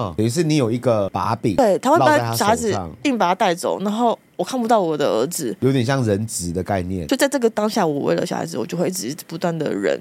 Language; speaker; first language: Chinese; native; Chinese